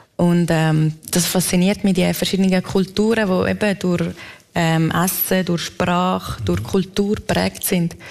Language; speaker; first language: German; native; German